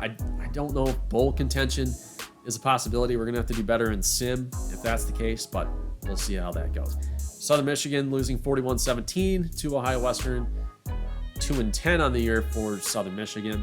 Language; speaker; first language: English; native; English